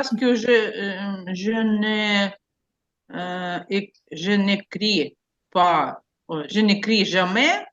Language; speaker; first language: French; non-native, learner; Ukrainian